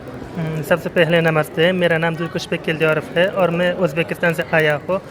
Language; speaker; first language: Hindi; non-native, learner; Uzbek